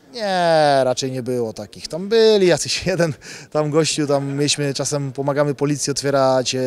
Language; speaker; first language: Polish; native; Polish